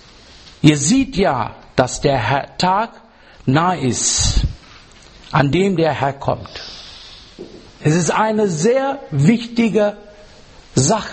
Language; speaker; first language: German; non-native, fluent; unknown